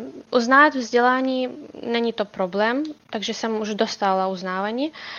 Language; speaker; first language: Czech; non-native, fluent; Ukrainian